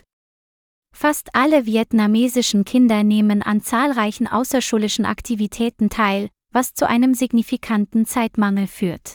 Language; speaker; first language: German; non-native, learner; Vietnamese